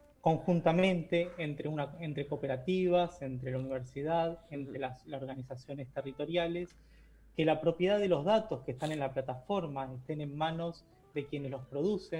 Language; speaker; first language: Spanish; native; Spanish